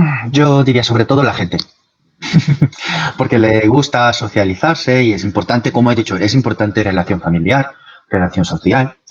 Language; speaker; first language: Spanish; non-native, fluent; Korean